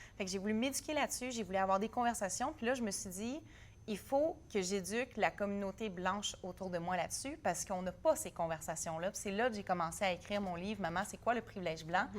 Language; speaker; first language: French; native; French